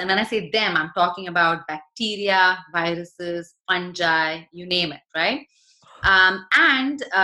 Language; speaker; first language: English; non-native, local second language; Hindi